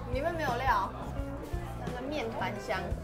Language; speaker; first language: Chinese; native; Chinese